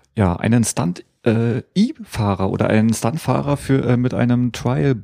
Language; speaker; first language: German; native; German